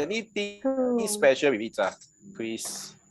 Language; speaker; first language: English; non-native, local second language; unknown